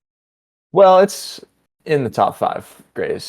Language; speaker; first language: English; native; English